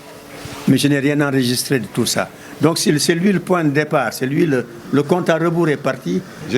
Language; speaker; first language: French; non-native, local second language; Wolof